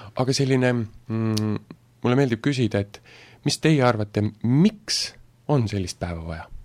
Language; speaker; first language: Estonian; native; Estonian